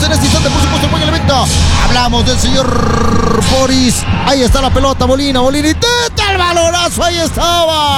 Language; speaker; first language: Spanish; native; Spanish